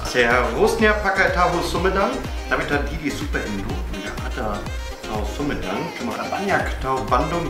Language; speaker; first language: Indonesian; non-native, fluent; German